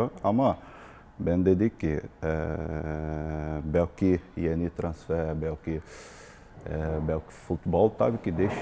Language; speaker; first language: Turkish; non-native, learner; Portuguese